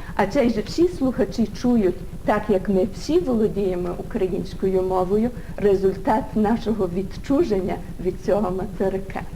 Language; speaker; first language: Ukrainian; early bilingual, heritage; Ukrainian